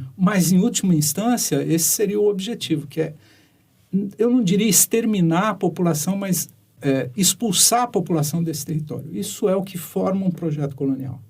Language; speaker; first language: Portuguese; native; Portuguese